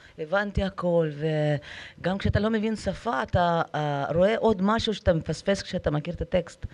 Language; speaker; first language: Hebrew; non-native, fluent; Russian